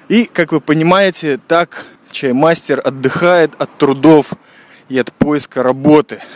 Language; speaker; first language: Russian; native; Russian